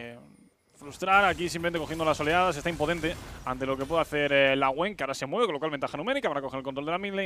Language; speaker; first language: Spanish; native; Spanish